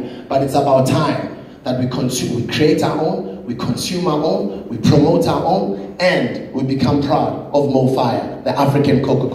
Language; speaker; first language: English; non-native, local second language; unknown